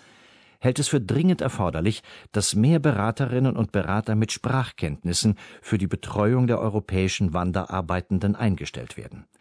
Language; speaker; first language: German; native; German